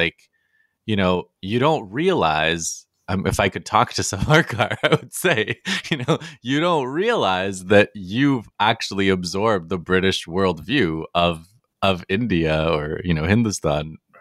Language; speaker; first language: English; native; English